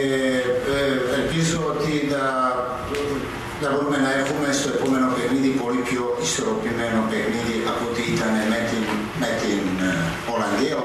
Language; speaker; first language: Greek; non-native, fluent; Serbian